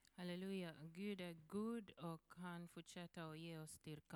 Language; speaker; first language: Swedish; non-native, learner; Swahili